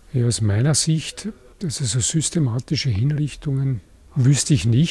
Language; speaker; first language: German; native; German